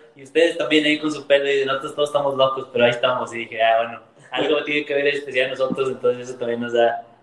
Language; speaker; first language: Spanish; native; Spanish